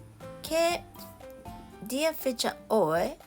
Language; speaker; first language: Spanish; non-native, learner; Japanese